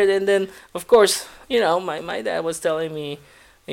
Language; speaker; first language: English; non-native, local second language; Filipino